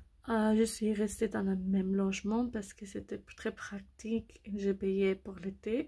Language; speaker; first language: French; non-native, learner; English